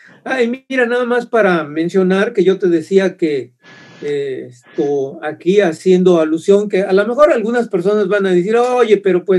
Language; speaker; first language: Spanish; native; Spanish